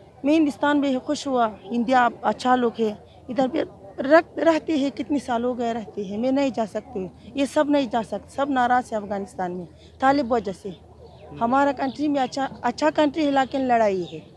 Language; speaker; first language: Hindi; non-native, learner; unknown